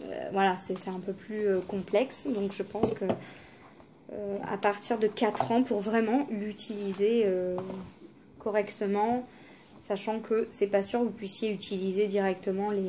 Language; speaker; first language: French; native; French